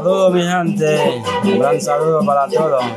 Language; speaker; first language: Spanish; non-native, learner; Haitian Creole